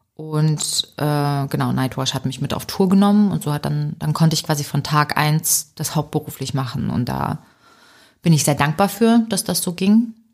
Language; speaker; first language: German; early bilingual, other home language; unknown